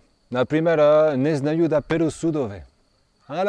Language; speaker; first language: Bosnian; non-native, fluent; French